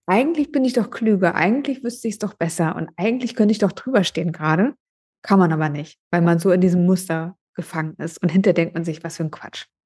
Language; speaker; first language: German; native; German